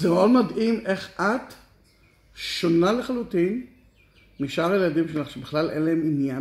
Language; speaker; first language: Hebrew; native; Hebrew